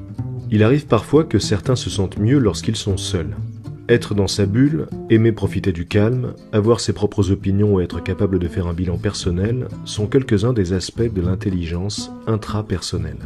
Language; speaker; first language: French; native; French